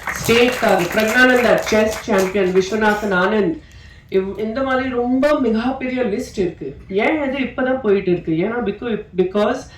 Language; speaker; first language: Tamil; non-native, fluent; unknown